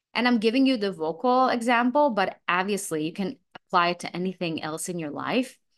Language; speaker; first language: English; non-native, fluent; Russian